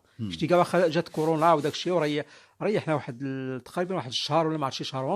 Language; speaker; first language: Arabic; native; Arabic